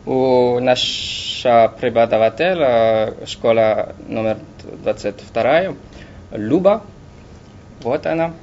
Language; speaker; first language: Russian; non-native, learner; French